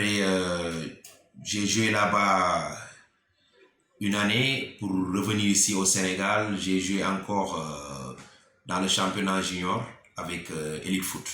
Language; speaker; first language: French; non-native, local second language; Wolof